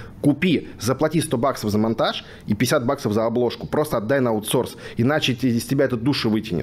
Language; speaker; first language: Russian; native; Russian